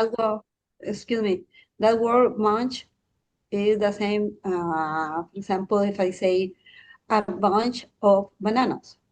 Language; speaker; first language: English; non-native, learner; Spanish